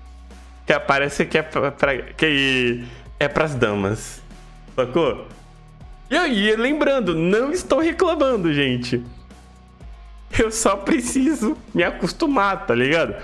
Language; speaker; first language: Portuguese; native; Portuguese